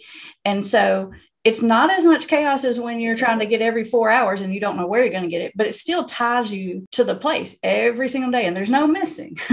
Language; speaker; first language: English; native; English